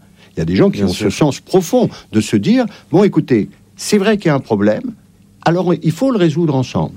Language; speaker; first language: French; native; French